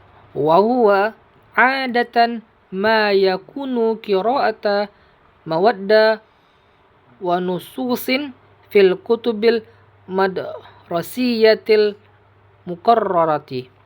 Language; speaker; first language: Arabic; non-native, learner; Indonesian